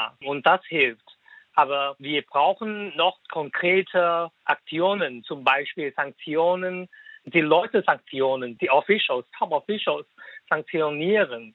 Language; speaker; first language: German; non-native, fluent; Cantonese